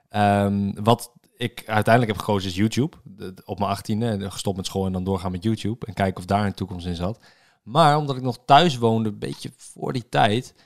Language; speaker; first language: Dutch; native; Dutch